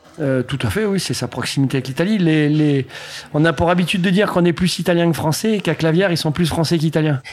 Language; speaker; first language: French; native; French